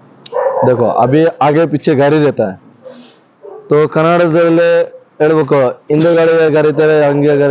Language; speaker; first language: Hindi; non-native, local second language; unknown